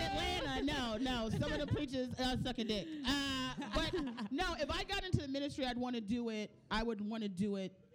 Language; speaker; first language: English; native; English